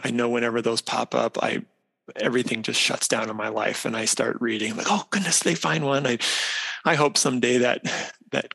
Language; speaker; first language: English; native; English